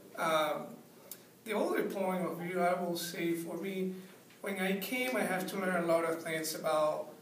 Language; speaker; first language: English; non-native, fluent; Spanish